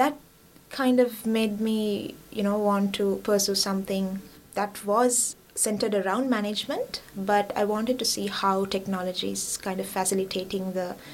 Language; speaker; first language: English; non-native, local second language; Sinhala